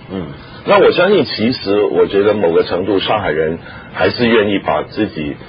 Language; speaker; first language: Chinese; non-native, local second language; Cantonese